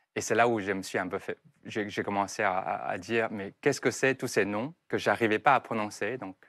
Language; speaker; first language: French; non-native, fluent; Chinese